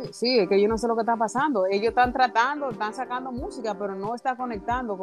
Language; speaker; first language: Spanish; early bilingual, heritage; Spanish